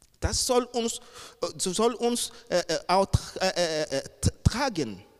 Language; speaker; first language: German; non-native, fluent; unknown